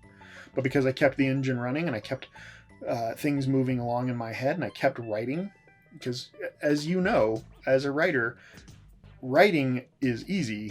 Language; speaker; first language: English; native; English